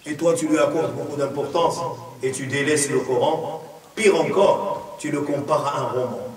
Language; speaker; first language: French; non-native, local second language; Arabic